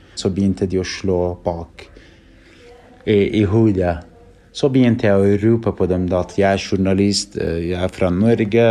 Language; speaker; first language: Norwegian; non-native, fluent; Persian